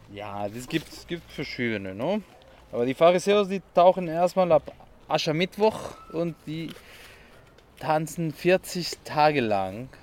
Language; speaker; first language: German; non-native, fluent; Spanish